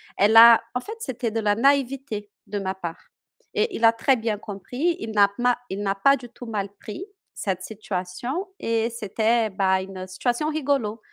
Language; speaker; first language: French; non-native, fluent; Portuguese